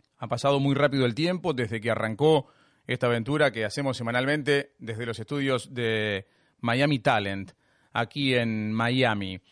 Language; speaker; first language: Spanish; native; Spanish